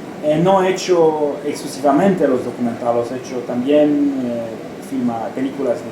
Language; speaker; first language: Spanish; non-native, learner; Romanian